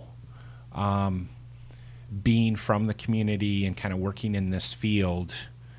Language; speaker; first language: English; native; English